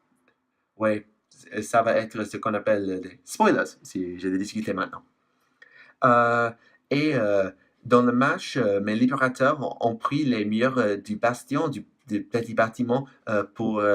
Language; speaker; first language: French; non-native, fluent; English